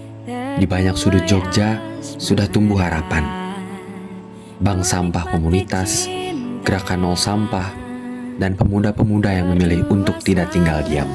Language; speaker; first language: Indonesian; native; Indonesian